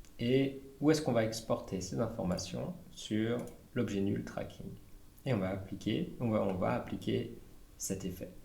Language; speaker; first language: French; native; French